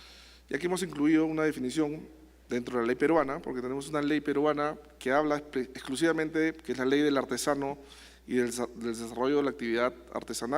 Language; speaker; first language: Spanish; native; Spanish